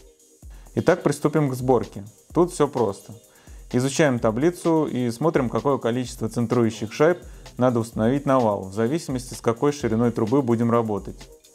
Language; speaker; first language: Russian; native; Russian